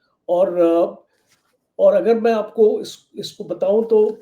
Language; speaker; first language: Hindi; native; Hindi